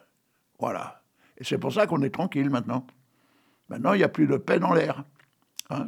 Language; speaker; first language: French; native; French